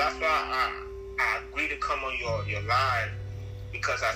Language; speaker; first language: English; non-native, local second language; Akan